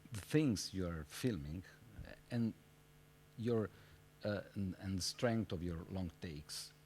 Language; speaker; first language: English; non-native, fluent; Italian